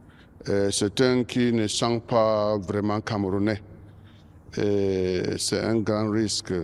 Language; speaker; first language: French; non-native, local second language; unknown